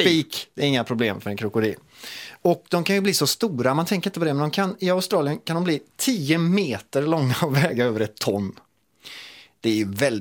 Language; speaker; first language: Swedish; native; Swedish